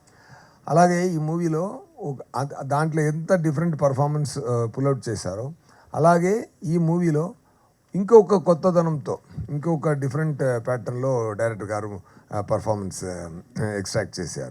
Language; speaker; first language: Telugu; non-native, local second language; Tamil